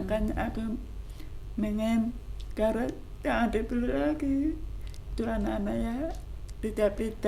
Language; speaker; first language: Indonesian; non-native, local second language; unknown